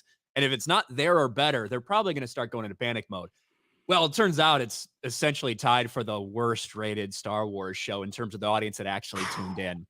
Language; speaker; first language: English; native; English